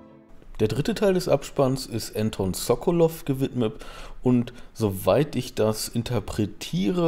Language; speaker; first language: German; native; German